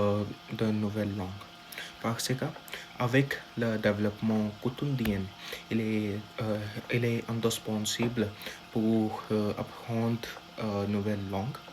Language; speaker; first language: French; non-native, learner; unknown